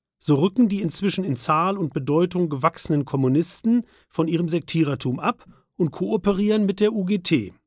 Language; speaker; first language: German; native; German